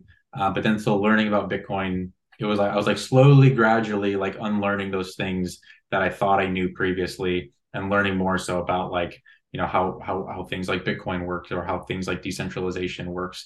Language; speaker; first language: English; native; English